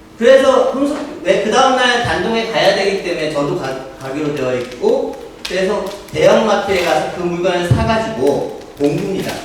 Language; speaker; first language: Korean; native; Korean